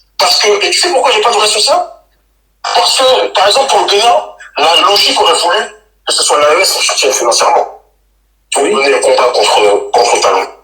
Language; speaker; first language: French; native; French